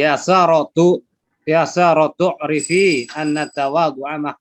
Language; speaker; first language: Arabic; non-native, learner; Indonesian